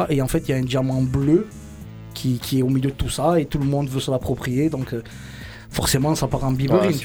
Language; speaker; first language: French; native; French